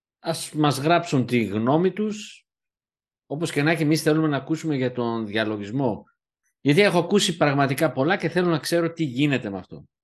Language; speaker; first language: Greek; native; Greek